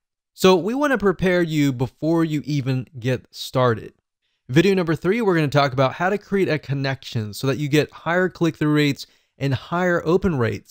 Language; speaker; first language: English; native; English